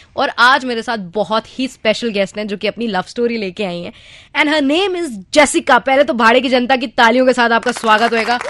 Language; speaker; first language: Hindi; native; Hindi